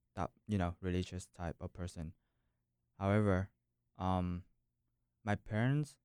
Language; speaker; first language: English; non-native, fluent; Vietnamese